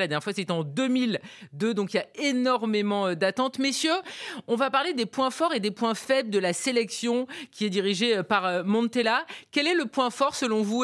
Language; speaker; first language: French; native; French